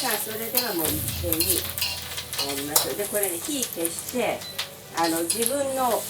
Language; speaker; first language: Japanese; early bilingual, other home language; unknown